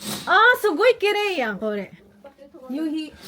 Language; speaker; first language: Japanese; non-native, learner; Filipino